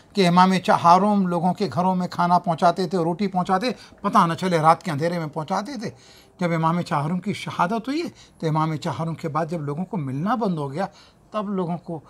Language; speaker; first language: Urdu; native; Urdu